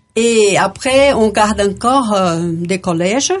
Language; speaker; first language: French; non-native, fluent; Portuguese